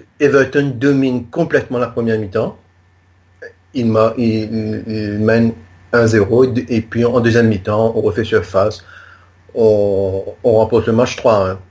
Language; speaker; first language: French; non-native, local second language; Morisyen